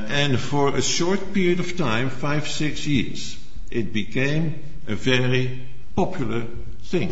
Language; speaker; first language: English; non-native, fluent; Dutch